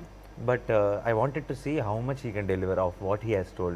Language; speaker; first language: Telugu; native; Telugu